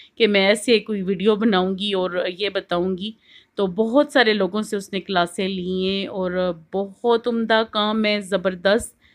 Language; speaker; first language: Hindi; native; Hindi